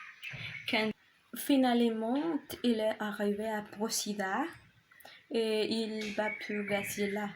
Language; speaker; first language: French; non-native, learner; Spanish